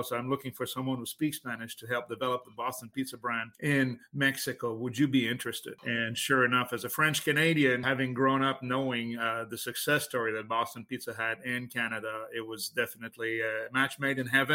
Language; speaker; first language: English; non-native, fluent; French